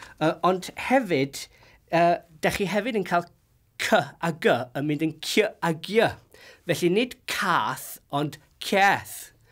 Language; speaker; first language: Welsh; native; Welsh